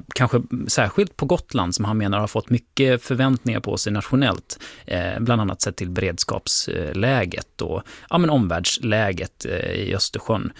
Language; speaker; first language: Swedish; native; Swedish